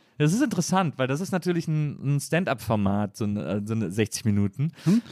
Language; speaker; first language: German; native; German